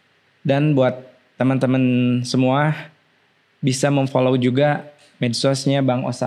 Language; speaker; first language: Indonesian; non-native, local second language; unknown